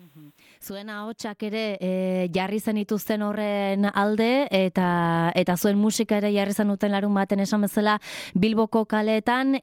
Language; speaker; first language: Basque; native; Basque